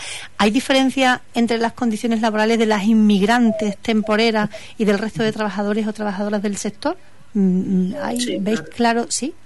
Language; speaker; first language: Spanish; native; Spanish